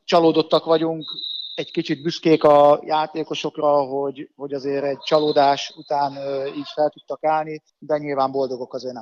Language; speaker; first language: Hungarian; native; Hungarian